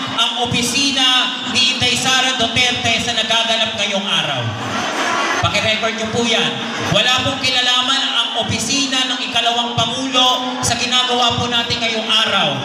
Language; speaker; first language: Filipino; native; Filipino